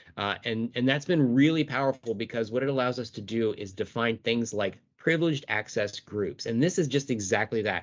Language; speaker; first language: English; native; English